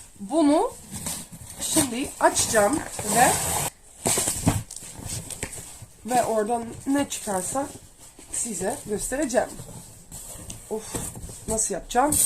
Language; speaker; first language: Turkish; non-native, learner; Dutch